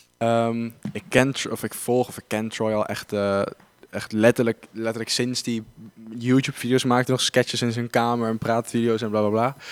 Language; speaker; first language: Dutch; native; Dutch